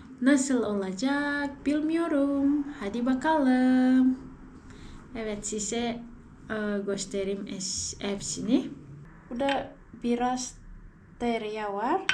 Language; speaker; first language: Turkish; non-native, learner; Indonesian